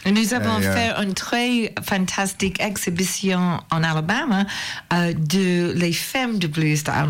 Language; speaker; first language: French; non-native, learner; English